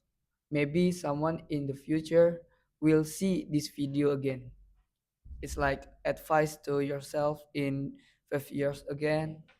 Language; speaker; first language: English; non-native, learner; Indonesian